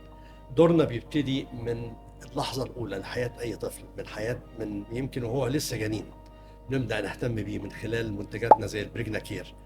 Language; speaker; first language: Arabic; native; Arabic